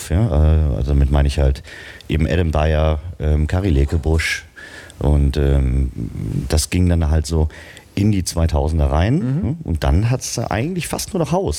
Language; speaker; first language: German; native; German